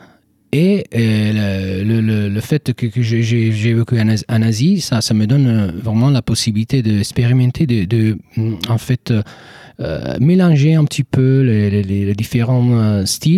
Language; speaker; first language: French; non-native, fluent; Italian